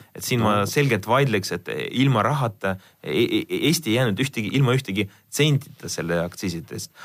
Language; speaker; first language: Estonian; non-native, local second language; Russian